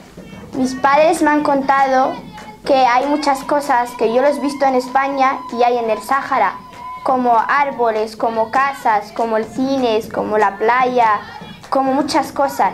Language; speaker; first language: Spanish; non-native, local second language; Arabic